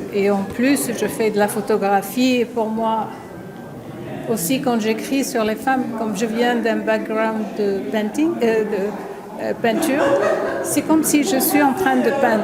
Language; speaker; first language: French; non-native, local second language; Arabic